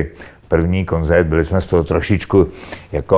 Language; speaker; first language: Czech; native; Czech